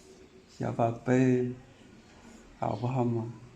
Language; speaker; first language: Chinese; native; Chinese